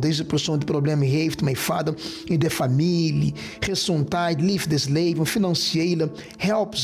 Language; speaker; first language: Dutch; non-native, fluent; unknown